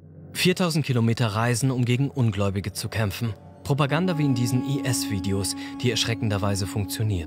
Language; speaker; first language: German; native; German